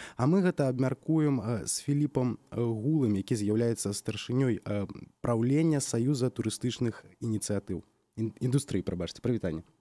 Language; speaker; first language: Belarusian; native; Belarusian